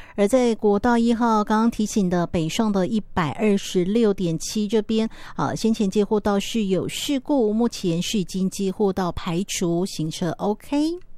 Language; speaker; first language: Chinese; native; Chinese